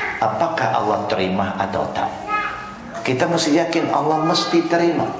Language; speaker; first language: Malay; non-native, local second language; Chinese